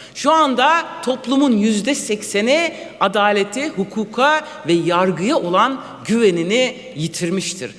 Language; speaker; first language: Turkish; non-native, local second language; Kurdish